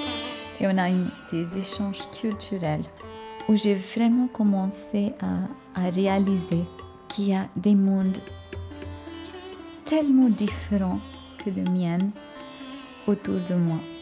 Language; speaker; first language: French; non-native, fluent; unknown